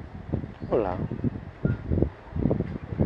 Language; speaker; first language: Spanish; non-native, learner; English